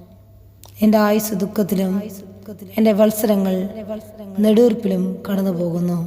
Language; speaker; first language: Malayalam; native; Malayalam